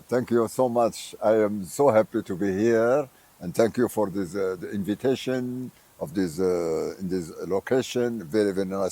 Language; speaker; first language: English; non-native, fluent; Arabic